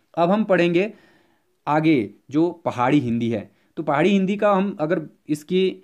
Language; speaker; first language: Hindi; native; Hindi